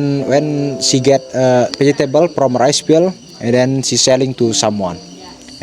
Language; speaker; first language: English; non-native, learner; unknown